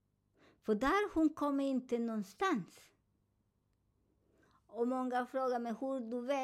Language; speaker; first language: Swedish; non-native, learner; Spanish